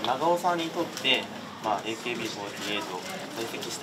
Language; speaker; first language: Japanese; native; Japanese